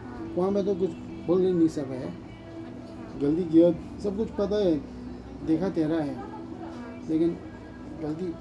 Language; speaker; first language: Hindi; non-native, learner; Tibetan